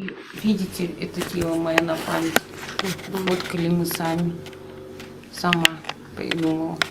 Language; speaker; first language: Russian; native; Russian